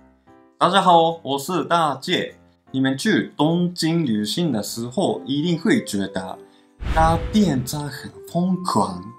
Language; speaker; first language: Chinese; non-native, fluent; Japanese